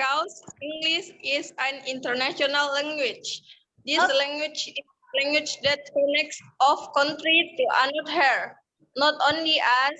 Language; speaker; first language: English; non-native, learner; Indonesian